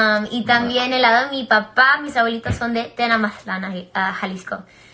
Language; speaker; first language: Spanish; early bilingual, other home language; English